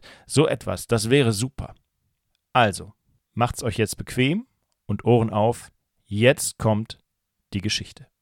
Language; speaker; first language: German; native; German